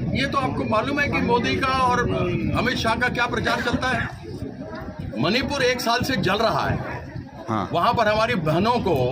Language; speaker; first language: Hindi; native; Hindi